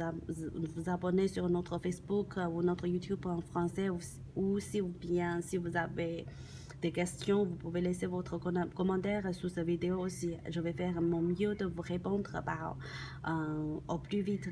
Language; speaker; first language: French; non-native, learner; Chinese